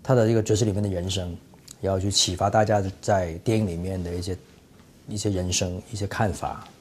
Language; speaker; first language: Chinese; non-native, fluent; Cantonese